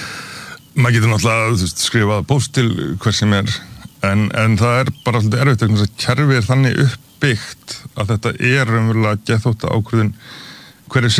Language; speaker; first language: Icelandic; native; Icelandic